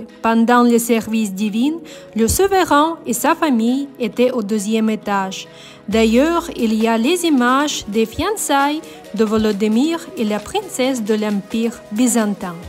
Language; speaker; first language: French; non-native, learner; Ukrainian